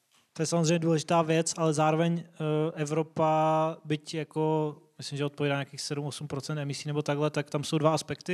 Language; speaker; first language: Czech; native; Czech